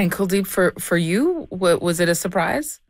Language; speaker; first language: English; native; English